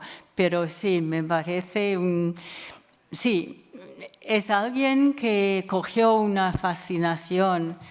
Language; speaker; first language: Spanish; non-native, fluent; English